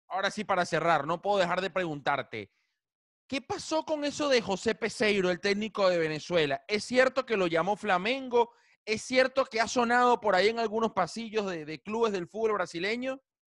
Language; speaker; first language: Spanish; native; Spanish